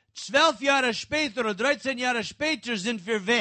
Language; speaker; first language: German; non-native, learner; English